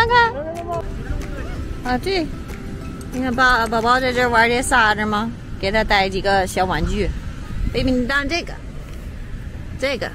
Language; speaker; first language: Chinese; native; Chinese